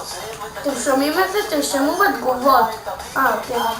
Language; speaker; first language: Hebrew; native; Hebrew